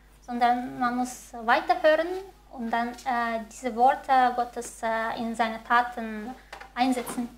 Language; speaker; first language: German; non-native, fluent; Chinese